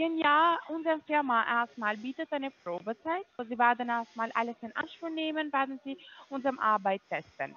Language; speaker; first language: German; non-native, fluent; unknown